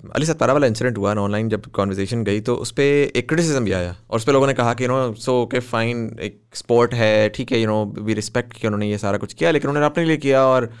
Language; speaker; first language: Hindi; native; Hindi